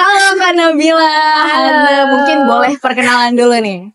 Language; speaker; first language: Indonesian; native; Indonesian